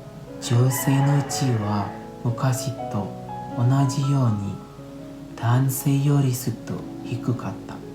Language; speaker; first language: Japanese; non-native, learner; Indonesian